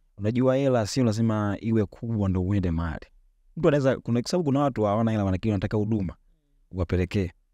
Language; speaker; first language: Swahili; native; Swahili